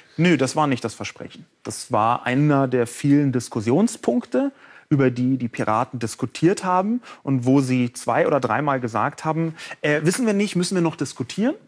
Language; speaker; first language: German; native; German